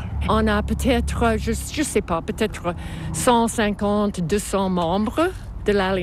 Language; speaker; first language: French; non-native, local second language; English